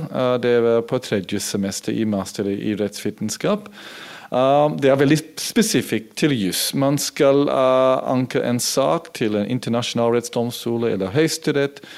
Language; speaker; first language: Norwegian; non-native, fluent; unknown